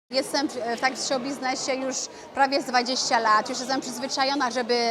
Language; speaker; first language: Polish; early bilingual, heritage; Polish